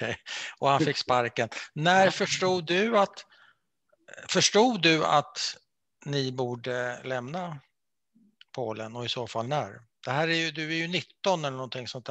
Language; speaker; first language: Swedish; native; Swedish